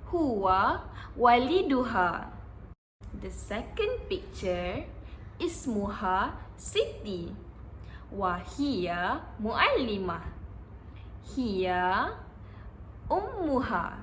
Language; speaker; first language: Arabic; non-native, learner; Malay